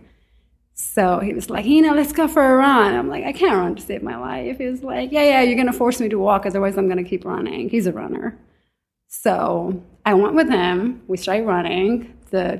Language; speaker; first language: English; non-native, local second language; Urdu